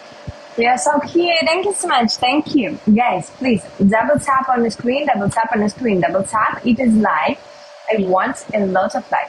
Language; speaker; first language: English; non-native, learner; Russian